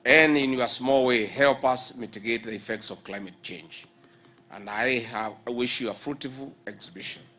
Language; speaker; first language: English; non-native, local second language; Kikuyu